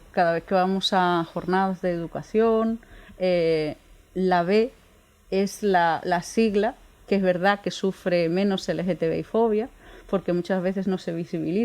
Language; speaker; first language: Spanish; native; Spanish